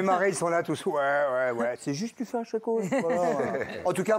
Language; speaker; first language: French; native; French